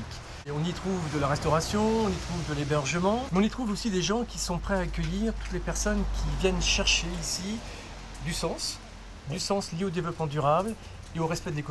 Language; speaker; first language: French; native; French